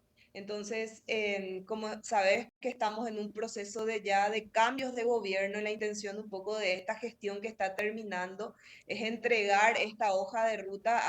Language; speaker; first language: Spanish; native; Spanish